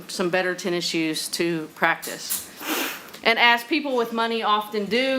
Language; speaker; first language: English; native; English